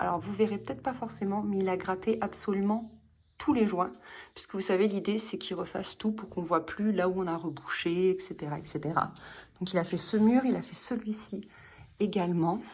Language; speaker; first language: French; native; French